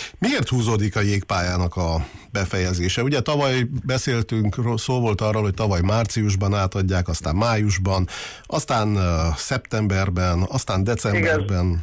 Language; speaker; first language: Hungarian; native; Hungarian